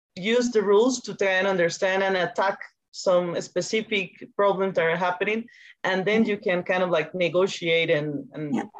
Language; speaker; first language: English; non-native, fluent; Spanish